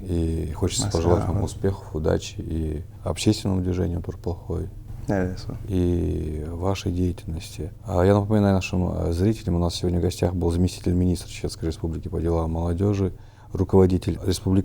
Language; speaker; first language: Russian; non-native, local second language; Chechen